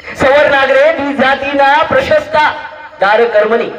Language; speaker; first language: Hindi; non-native, local second language; Marathi